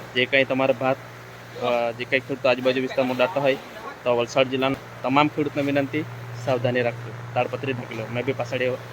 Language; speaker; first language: Gujarati; native; Gujarati